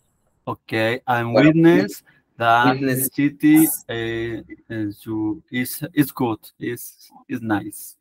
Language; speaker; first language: English; non-native, learner; Spanish